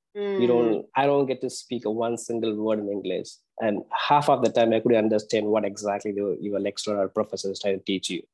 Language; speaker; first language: English; non-native, local second language; Tamil